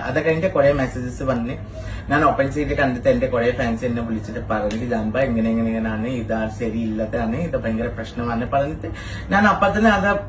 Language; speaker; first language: Malayalam; non-native, fluent; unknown